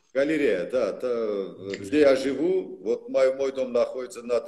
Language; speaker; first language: Russian; non-native, local second language; Armenian